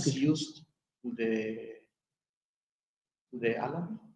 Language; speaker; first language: English; non-native, learner; Spanish